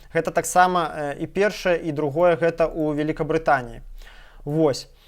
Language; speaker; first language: Belarusian; non-native, local second language; Russian